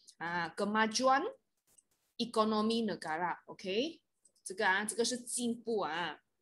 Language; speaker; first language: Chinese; native; Chinese